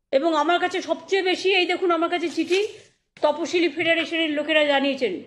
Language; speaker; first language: Bangla; native; Bangla